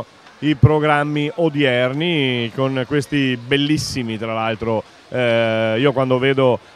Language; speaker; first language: Italian; native; Italian